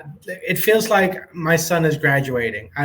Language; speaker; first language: English; native; English